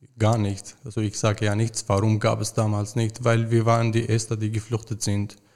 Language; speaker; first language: German; non-native, fluent; Arabic